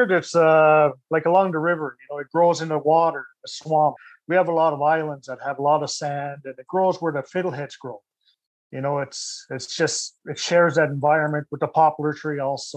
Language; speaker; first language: English; native; English